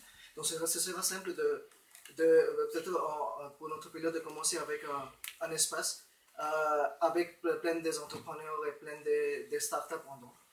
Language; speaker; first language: French; non-native, fluent; Romanian